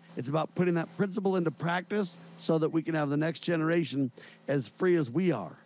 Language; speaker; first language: English; native; English